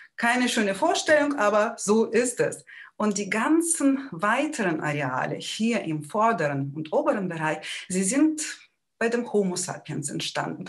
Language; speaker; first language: German; non-native, fluent; Ukrainian